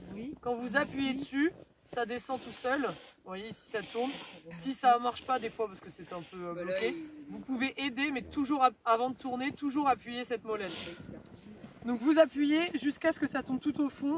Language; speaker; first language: French; native; French